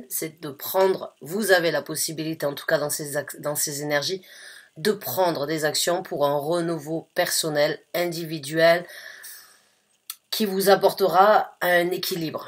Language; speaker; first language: French; native; French